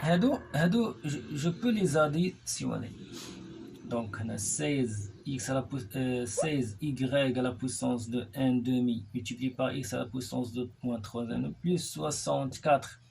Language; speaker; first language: French; non-native, local second language; Arabic